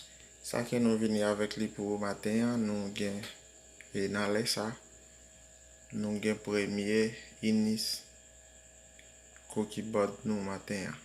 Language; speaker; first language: French; non-native, learner; Haitian Creole